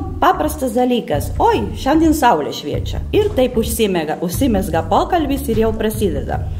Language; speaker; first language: Lithuanian; non-native, fluent; Spanish